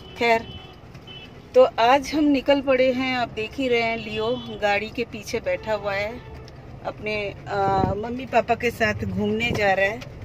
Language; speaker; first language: Hindi; non-native, local second language; Bangla